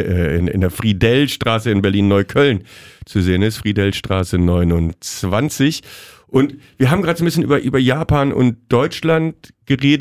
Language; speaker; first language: German; native; German